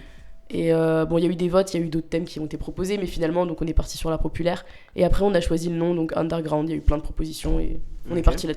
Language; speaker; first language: French; native; French